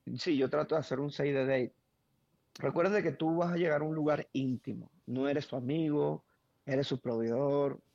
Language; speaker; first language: Spanish; native; Spanish